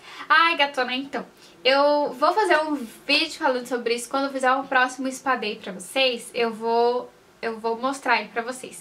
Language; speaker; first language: Portuguese; native; Portuguese